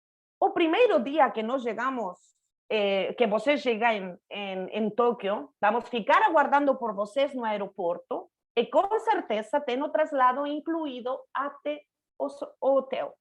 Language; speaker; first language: Portuguese; non-native, fluent; Spanish